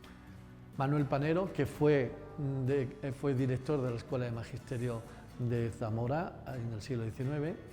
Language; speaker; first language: Spanish; native; Spanish